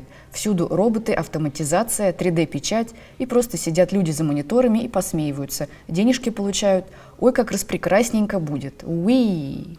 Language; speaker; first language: Russian; native; Russian